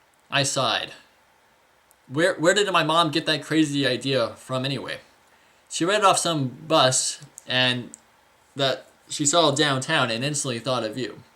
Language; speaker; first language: English; native; English